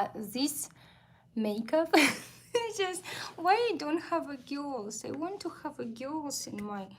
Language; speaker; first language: English; non-native, fluent; Russian